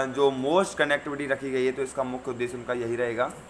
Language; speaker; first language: Hindi; native; Hindi